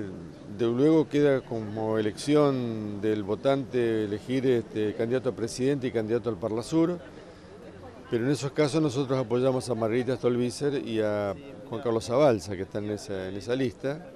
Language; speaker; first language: Spanish; native; Spanish